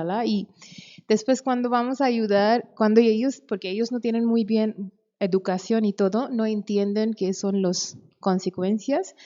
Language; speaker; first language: Spanish; non-native, fluent; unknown